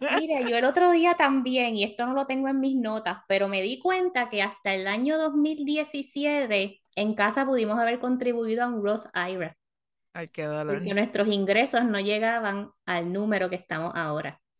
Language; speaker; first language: Spanish; early bilingual, heritage; Spanish